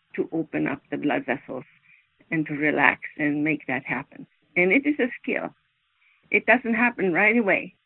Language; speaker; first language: English; non-native, fluent; Swedish